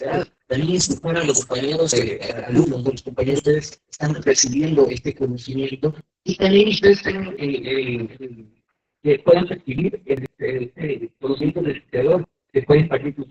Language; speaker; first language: Spanish; native; Spanish